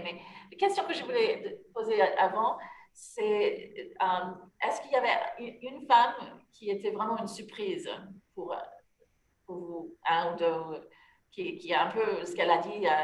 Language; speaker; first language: French; non-native, fluent; English